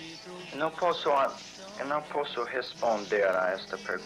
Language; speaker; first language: Portuguese; non-native, fluent; English